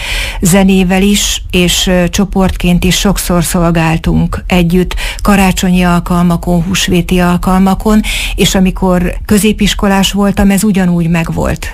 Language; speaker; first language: Hungarian; native; Hungarian